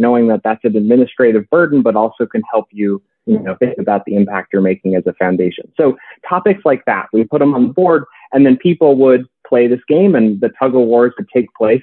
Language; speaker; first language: English; native; English